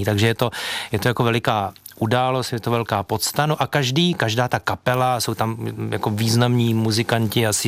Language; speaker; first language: Czech; native; Czech